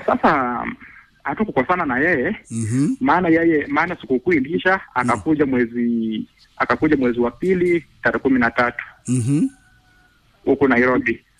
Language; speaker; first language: Swahili; non-native, local second language; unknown